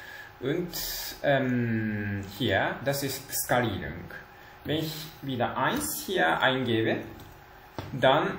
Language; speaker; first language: German; non-native, learner; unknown